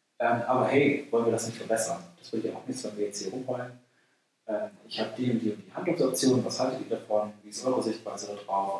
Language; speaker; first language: German; native; German